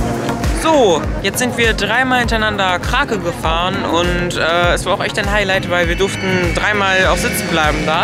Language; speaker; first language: German; native; German